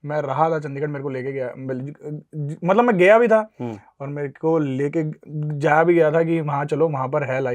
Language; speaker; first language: Hindi; native; Hindi